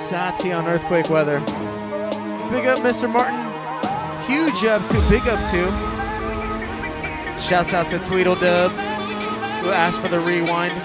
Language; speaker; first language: English; native; English